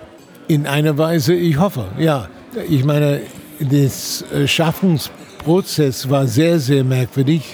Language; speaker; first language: German; non-native, fluent; English